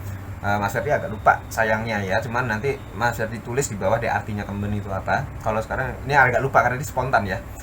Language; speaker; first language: Indonesian; native; Indonesian